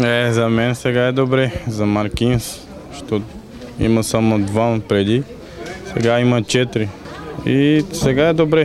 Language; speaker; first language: Bulgarian; non-native, learner; Portuguese